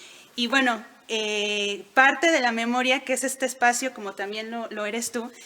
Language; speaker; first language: Spanish; native; Spanish